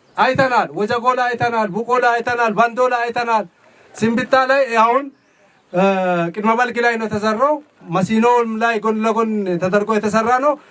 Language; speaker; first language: Amharic; non-native, local second language; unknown